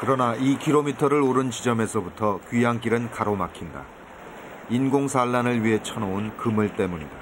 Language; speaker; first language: Korean; native; Korean